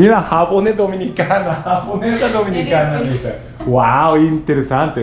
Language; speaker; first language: Spanish; non-native, learner; Japanese